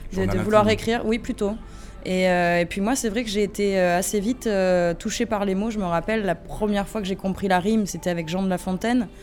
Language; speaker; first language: French; native; French